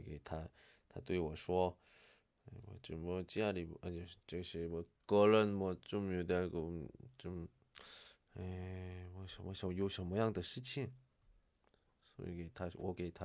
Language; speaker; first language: Chinese; non-native, learner; Korean